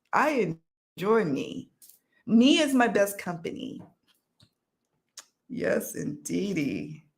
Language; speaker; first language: English; native; English